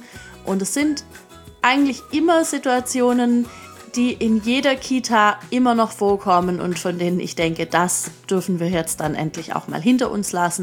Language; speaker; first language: German; native; German